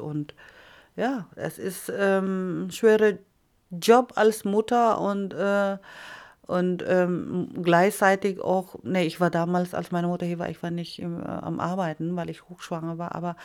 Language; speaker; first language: German; non-native, fluent; Iloko